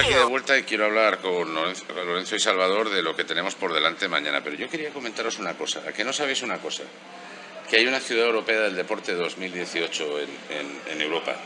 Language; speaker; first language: Spanish; native; Spanish